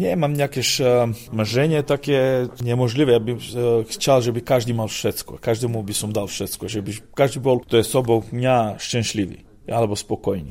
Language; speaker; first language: Polish; non-native, learner; Serbian